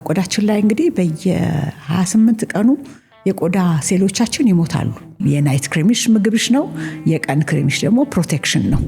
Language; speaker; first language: Amharic; native; Amharic